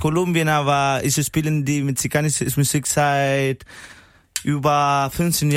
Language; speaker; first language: German; non-native, learner; Spanish